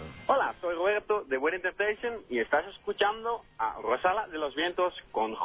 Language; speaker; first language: Spanish; non-native, learner; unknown